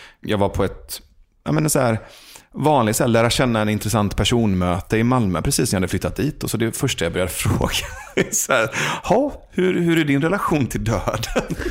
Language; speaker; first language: Swedish; early bilingual, other home language; Persian